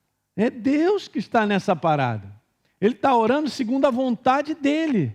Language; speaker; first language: Portuguese; native; Portuguese